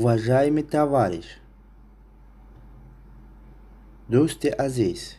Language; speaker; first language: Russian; non-native, local second language; Tajik